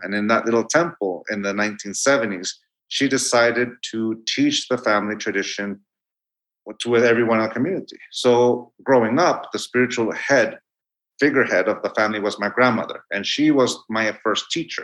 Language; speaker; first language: English; non-native, fluent; Spanish